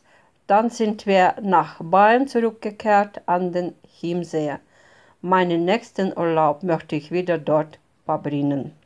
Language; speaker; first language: German; non-native, fluent; Russian